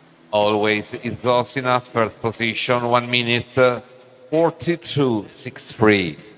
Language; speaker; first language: English; non-native, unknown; Italian